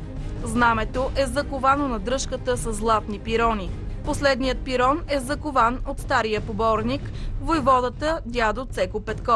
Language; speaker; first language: Bulgarian; native; Bulgarian